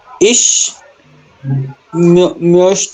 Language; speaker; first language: German; non-native, learner; Hindi